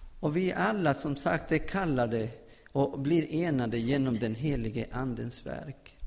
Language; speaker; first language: Swedish; non-native, fluent; Spanish